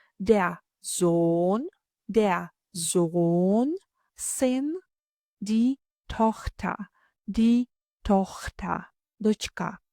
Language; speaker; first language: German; non-native, fluent; Ukrainian